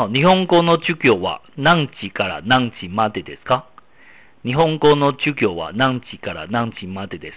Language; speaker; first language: Japanese; non-native, fluent; Chinese